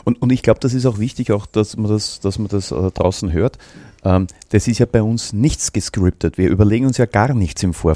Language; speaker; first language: German; native; German